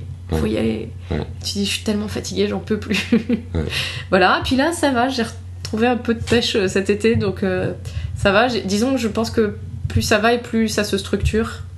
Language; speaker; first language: French; native; French